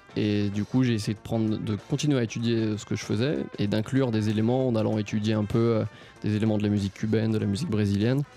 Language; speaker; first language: French; native; French